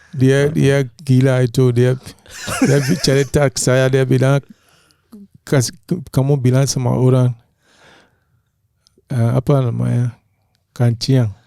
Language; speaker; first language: Indonesian; non-native, fluent; English